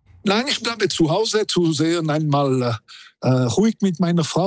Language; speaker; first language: German; non-native, local second language; French